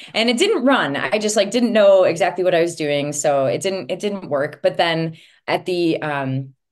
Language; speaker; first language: English; native; English